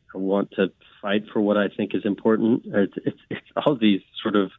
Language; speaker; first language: English; native; English